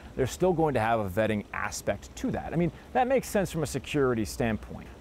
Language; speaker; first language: English; native; English